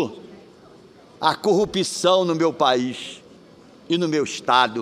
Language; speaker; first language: Portuguese; native; Portuguese